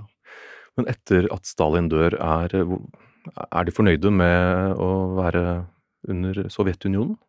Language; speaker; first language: Norwegian; native; Norwegian